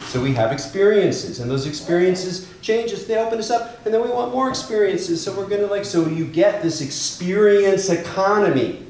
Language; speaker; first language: English; native; English